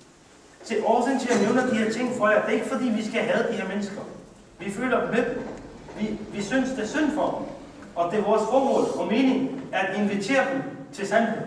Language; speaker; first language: Danish; early bilingual, other home language; Urdu